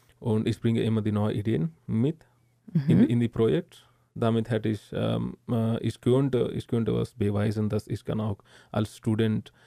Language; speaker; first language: German; non-native, learner; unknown